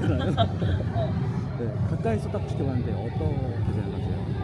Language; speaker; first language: Korean; native; Korean